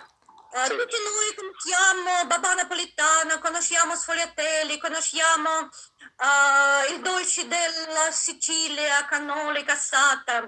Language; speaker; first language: Italian; non-native, learner; Russian